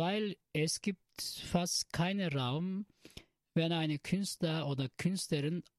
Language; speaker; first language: German; non-native, learner; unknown